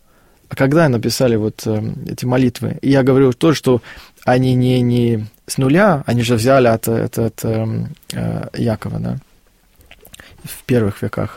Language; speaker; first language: Russian; non-native, fluent; Afrikaans